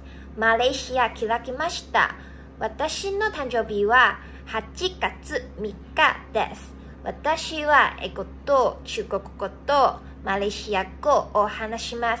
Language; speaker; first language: Japanese; non-native, learner; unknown